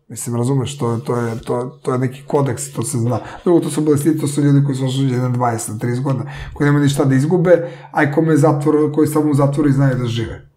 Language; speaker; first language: Serbian; native; Serbian